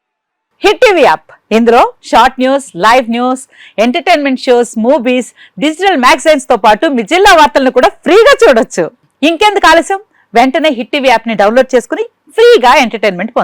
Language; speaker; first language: Telugu; native; Telugu